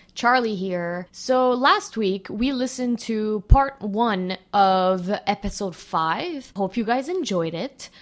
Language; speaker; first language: English; native; English